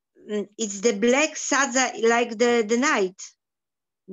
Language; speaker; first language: English; non-native, learner; Polish